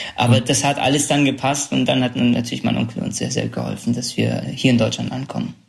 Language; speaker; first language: German; early bilingual, other home language; Central Kurdish